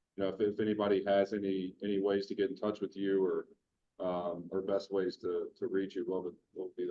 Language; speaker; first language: English; native; English